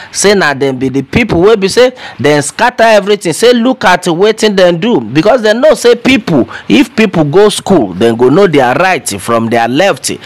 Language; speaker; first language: Nigerian Pidgin; non-native, local second language; Yoruba